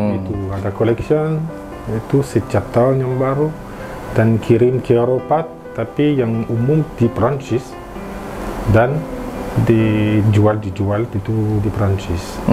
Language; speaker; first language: Indonesian; non-native, learner; French